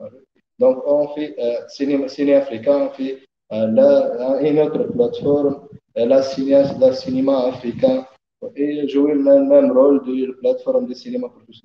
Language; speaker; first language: French; non-native, learner; Arabic